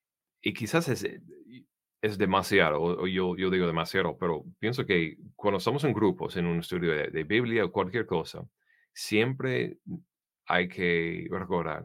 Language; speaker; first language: Spanish; non-native, fluent; English